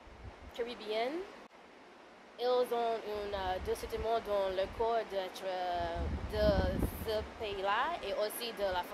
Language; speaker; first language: French; non-native, learner; English